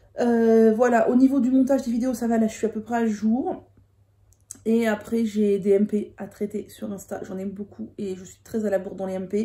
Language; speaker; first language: French; native; French